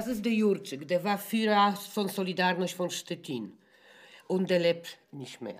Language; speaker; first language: German; non-native, fluent; Polish